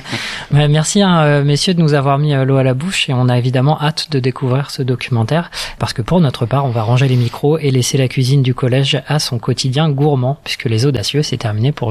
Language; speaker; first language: French; native; French